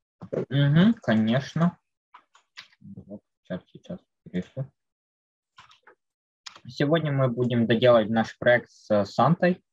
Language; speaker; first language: Russian; native; Russian